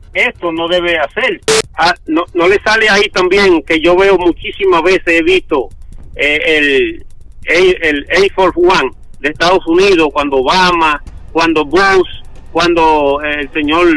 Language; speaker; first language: Spanish; native; Spanish